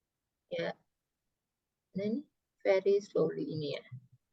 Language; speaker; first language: Indonesian; native; Indonesian